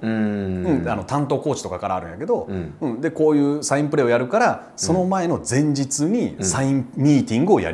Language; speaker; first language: Japanese; native; Japanese